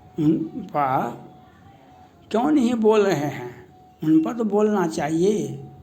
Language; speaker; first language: Hindi; native; Hindi